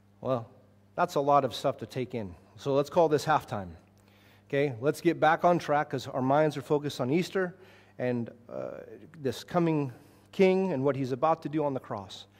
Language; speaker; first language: English; native; English